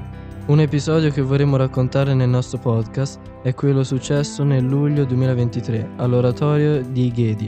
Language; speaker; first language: Italian; native; Italian